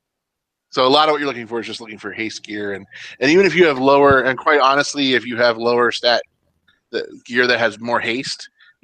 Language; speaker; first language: English; native; English